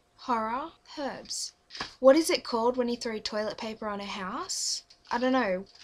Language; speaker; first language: English; native; English